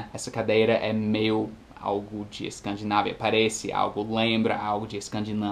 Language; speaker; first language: Portuguese; non-native, fluent; English